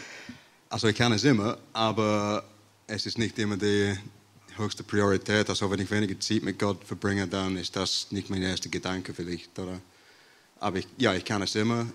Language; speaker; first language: German; non-native, fluent; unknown